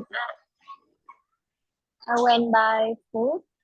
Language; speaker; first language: English; non-native, learner; Vietnamese